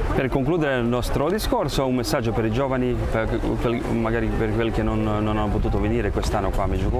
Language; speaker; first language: Italian; non-native, fluent; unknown